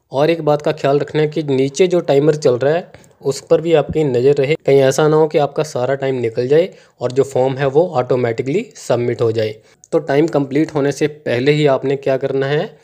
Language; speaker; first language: Hindi; non-native, local second language; Punjabi